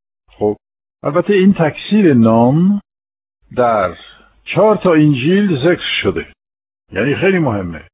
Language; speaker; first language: Persian; non-native, fluent; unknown